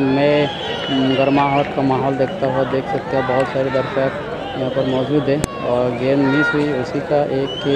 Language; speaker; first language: Hindi; native; Hindi